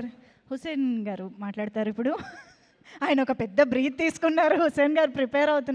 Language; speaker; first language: Telugu; native; Telugu